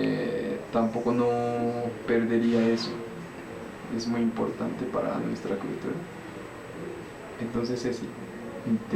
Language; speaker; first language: Spanish; non-native, learner; Japanese